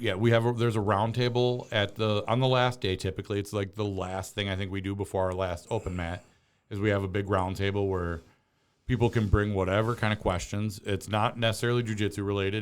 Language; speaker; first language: English; native; English